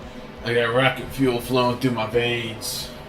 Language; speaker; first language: English; native; English